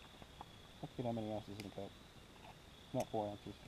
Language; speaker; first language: English; native; English